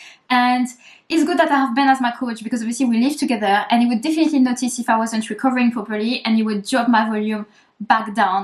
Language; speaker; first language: English; native; English